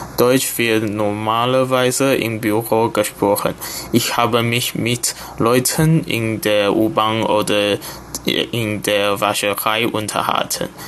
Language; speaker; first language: German; non-native, learner; Chinese